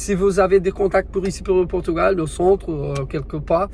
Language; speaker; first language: French; non-native, learner; Portuguese